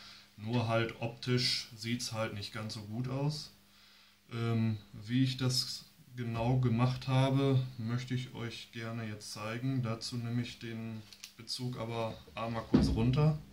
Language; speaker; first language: German; native; German